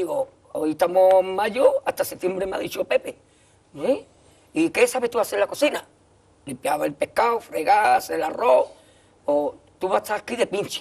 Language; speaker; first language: Spanish; native; Spanish